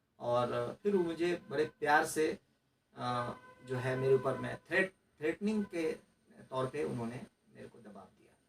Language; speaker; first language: Hindi; non-native, local second language; Maithili